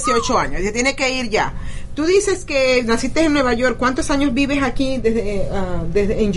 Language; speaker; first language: Spanish; native; Spanish